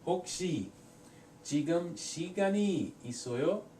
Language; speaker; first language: Korean; non-native, learner; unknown